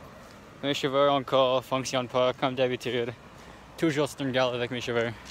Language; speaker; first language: French; non-native, learner; English